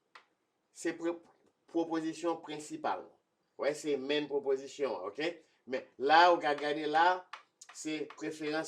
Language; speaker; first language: French; non-native, local second language; Haitian Creole